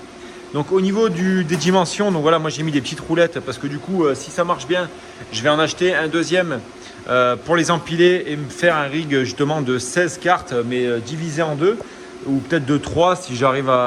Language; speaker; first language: French; native; French